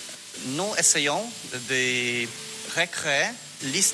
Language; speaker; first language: French; non-native, learner; Polish